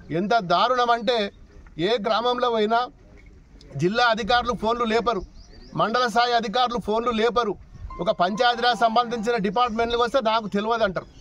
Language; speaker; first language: Telugu; non-native, local second language; Lambadi